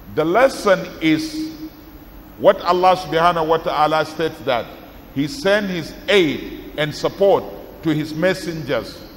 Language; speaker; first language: English; non-native, local second language; Hausa